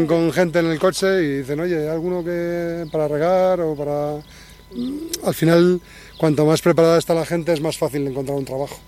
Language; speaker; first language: Spanish; native; Spanish